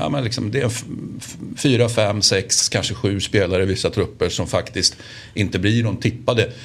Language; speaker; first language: Swedish; native; Swedish